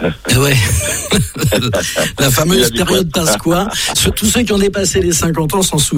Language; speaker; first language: French; native; French